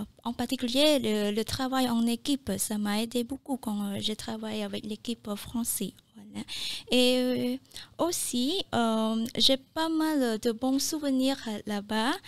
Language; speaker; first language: French; non-native, fluent; Khmer